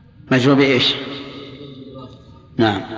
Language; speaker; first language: Arabic; native; Arabic